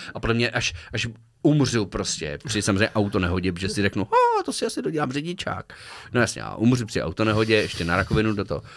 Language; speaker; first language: Czech; native; Czech